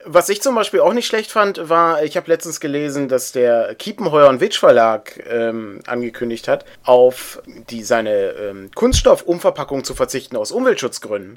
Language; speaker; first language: German; native; German